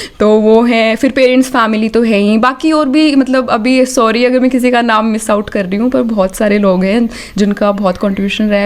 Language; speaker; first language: Hindi; native; Hindi